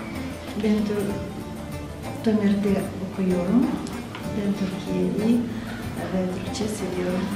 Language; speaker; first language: Turkish; non-native, learner; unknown